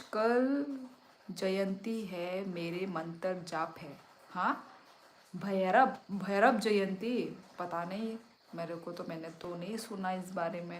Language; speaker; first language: Hindi; non-native, local second language; Kok Borok